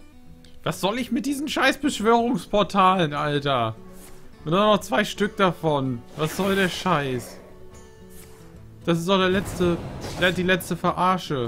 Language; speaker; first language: German; native; German